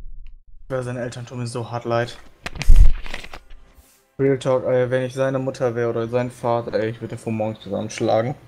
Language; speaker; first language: German; native; German